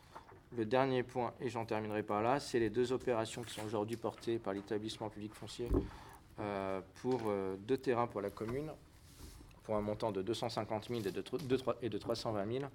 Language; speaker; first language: French; native; French